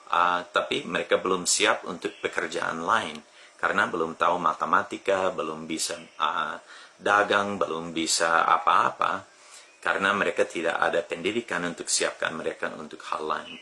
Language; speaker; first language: Indonesian; non-native, fluent; English